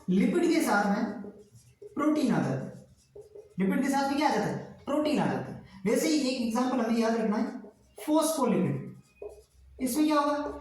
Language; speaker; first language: Hindi; native; Hindi